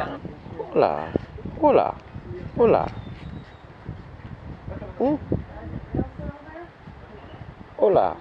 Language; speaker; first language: Spanish; non-native, learner; English